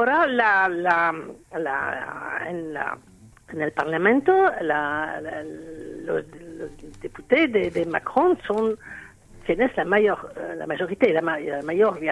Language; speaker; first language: Spanish; non-native, learner; French